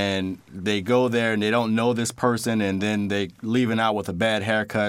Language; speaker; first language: English; native; English